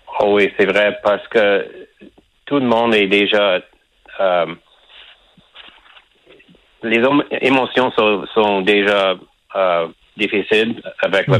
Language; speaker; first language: French; non-native, local second language; English